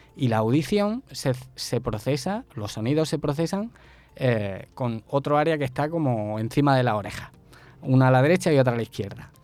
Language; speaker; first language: Spanish; native; Spanish